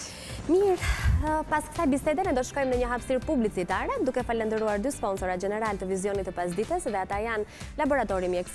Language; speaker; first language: Albanian; native; Albanian